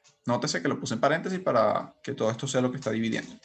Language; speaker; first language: Spanish; native; Spanish